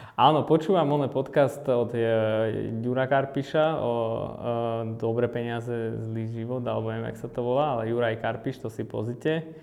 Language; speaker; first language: Slovak; early bilingual, other home language; Armenian